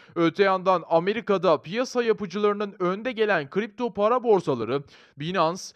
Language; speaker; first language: Turkish; native; Turkish